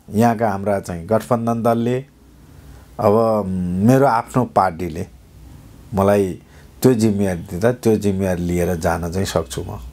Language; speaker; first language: Nepali; non-native, local second language; Eastern Tamang